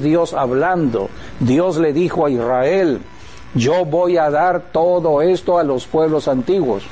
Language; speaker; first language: Spanish; native; Spanish